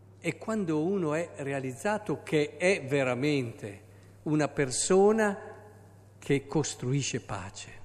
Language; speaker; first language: Italian; native; Italian